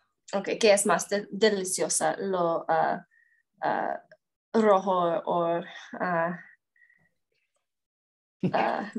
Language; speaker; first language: Spanish; non-native, learner; English